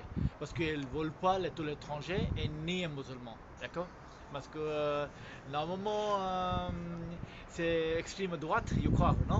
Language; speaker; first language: French; non-native, fluent; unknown